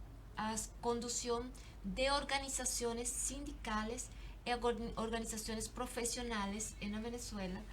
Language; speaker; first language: Portuguese; non-native, learner; Spanish